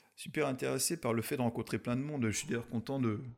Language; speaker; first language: French; native; French